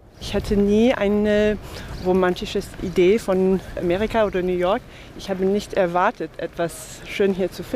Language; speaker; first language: German; non-native, fluent; English